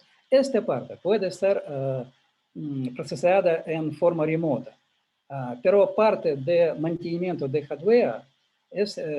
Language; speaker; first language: Spanish; non-native, learner; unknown